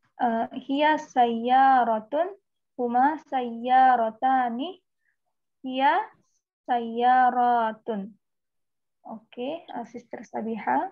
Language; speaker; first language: Arabic; non-native, fluent; Indonesian